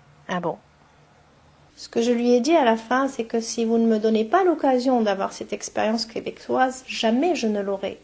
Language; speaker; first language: French; non-native, local second language; Arabic